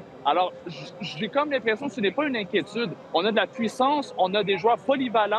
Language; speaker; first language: French; native; French